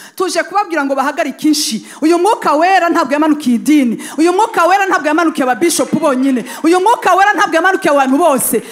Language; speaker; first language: Kinyarwanda; native; Kinyarwanda